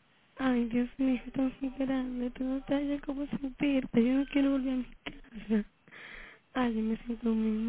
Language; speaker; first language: Spanish; native; Spanish